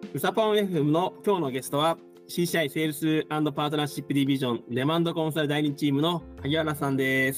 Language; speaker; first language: Japanese; native; Japanese